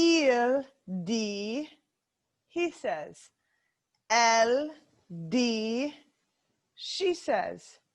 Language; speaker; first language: French; non-native, fluent; English